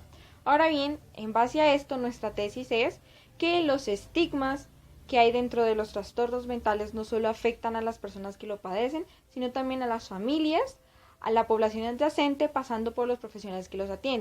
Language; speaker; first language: Spanish; native; Spanish